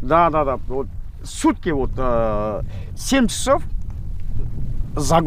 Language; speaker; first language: Russian; non-native, local second language; Kazakh